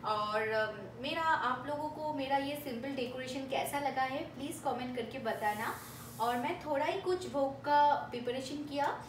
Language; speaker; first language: Hindi; non-native, local second language; Bangla